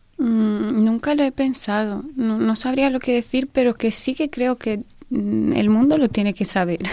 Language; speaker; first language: Spanish; non-native, fluent; Romanian